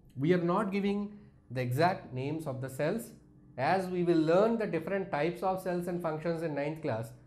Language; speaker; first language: English; non-native, local second language; Telugu